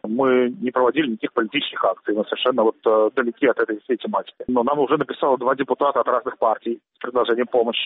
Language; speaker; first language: Russian; native; Russian